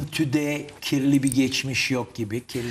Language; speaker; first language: Turkish; native; Turkish